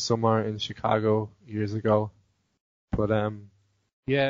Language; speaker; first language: English; native; English